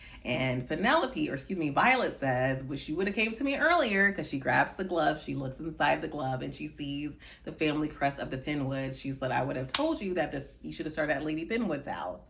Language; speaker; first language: English; native; English